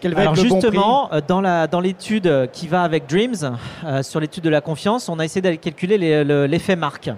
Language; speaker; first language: French; native; French